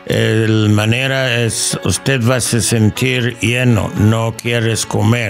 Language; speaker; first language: Spanish; non-native, learner; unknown